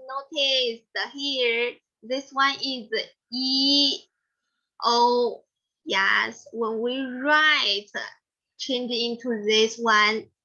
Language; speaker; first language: English; non-native, learner; Chinese